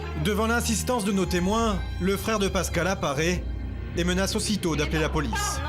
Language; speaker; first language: French; native; French